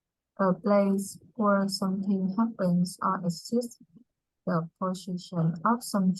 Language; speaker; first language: English; non-native, learner; Vietnamese